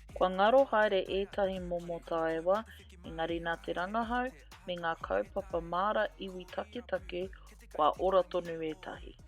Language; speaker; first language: Māori; non-native, local second language; English